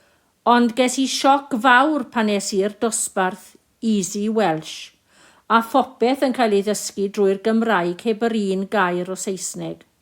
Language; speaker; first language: Welsh; non-native, local second language; English